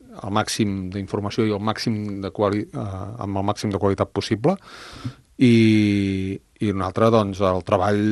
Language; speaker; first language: Catalan; native; Catalan